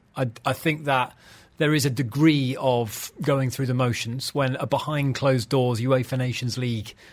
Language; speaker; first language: English; native; English